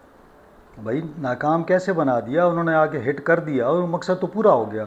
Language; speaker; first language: Urdu; native; Urdu